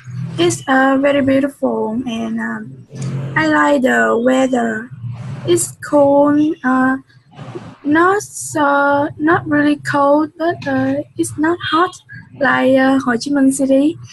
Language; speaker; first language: English; non-native, learner; Vietnamese